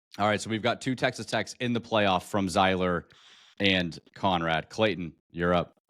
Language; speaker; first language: English; native; English